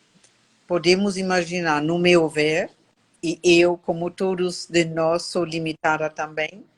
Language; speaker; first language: Portuguese; non-native, learner; German